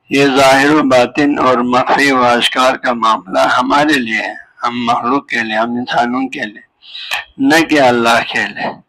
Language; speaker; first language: Urdu; non-native, local second language; Balti